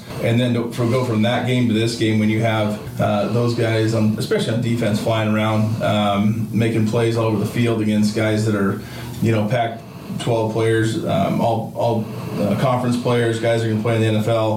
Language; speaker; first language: English; native; English